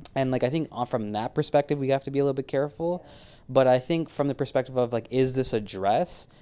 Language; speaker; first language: English; early bilingual, other home language; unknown